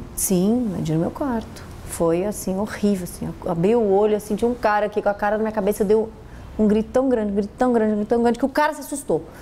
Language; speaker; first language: Portuguese; native; Portuguese